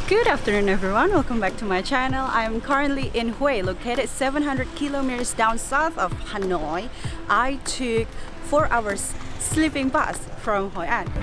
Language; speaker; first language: English; non-native, fluent; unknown